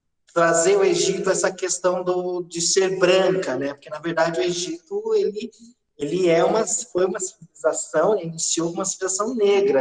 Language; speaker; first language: Portuguese; native; Portuguese